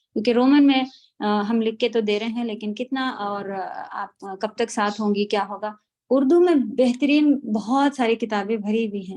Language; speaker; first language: Urdu; native; Urdu